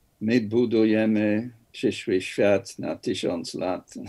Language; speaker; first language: Polish; non-native, fluent; English